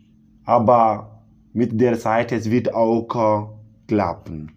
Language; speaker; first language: German; non-native, learner; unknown